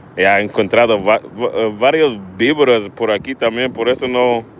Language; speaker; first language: Spanish; early bilingual, heritage; Spanish